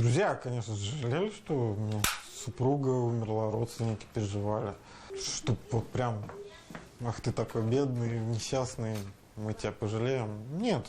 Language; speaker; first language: Russian; native; Russian